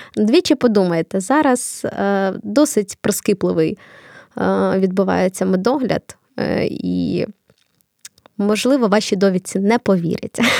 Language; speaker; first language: Ukrainian; non-native, local second language; Russian